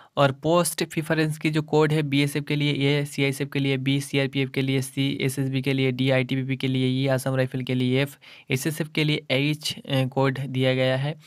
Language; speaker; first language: Hindi; non-native, local second language; Bangla